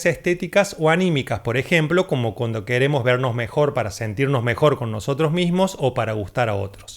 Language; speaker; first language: Spanish; native; Spanish